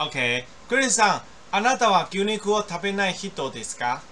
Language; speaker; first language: Japanese; non-native, fluent; Chinese